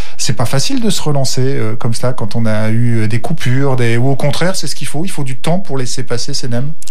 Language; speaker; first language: French; native; French